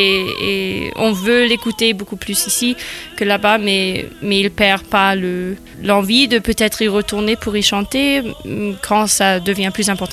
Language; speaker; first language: French; non-native, fluent; German